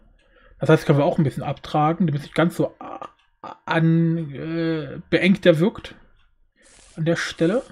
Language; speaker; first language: German; native; German